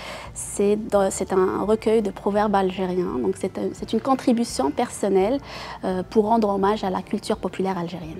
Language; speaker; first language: French; non-native, local second language; Arabic